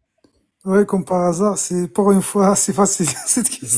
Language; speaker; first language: French; non-native, fluent; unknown